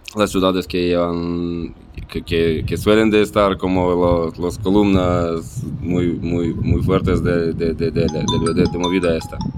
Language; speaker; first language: Spanish; non-native, fluent; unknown